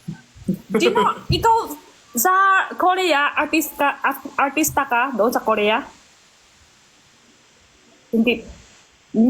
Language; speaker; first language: Filipino; non-native, learner; Chinese